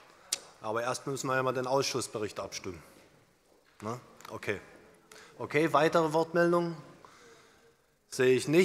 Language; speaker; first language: German; native; German